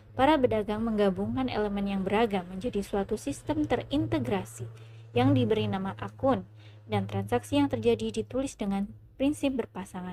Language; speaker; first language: Indonesian; native; Indonesian